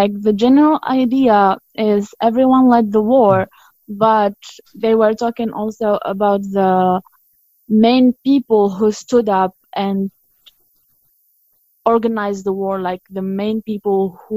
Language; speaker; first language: English; non-native, fluent; Arabic